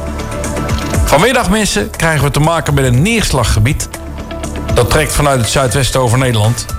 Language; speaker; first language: Dutch; native; Dutch